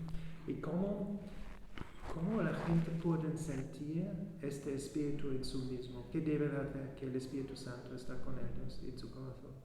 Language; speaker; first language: Spanish; non-native, fluent; German